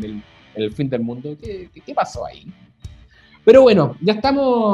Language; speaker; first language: Spanish; native; Spanish